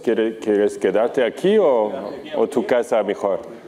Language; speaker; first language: Spanish; non-native, learner; Portuguese